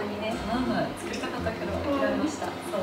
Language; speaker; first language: Japanese; non-native, fluent; Chinese